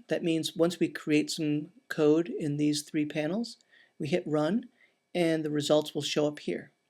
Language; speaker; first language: English; native; English